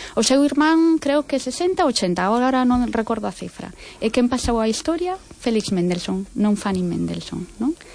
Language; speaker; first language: Galician; non-native, local second language; Spanish